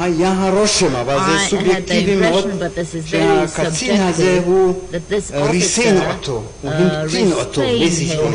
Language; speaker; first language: Hebrew; non-native, fluent; German